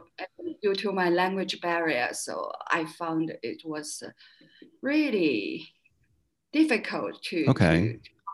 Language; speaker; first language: English; non-native, fluent; Chinese